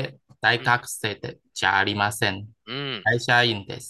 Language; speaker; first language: Japanese; non-native, learner; Chinese